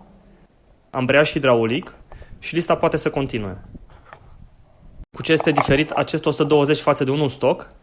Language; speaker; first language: Romanian; native; Romanian